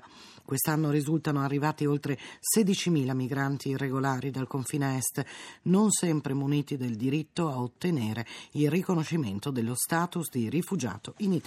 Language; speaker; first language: Italian; native; Italian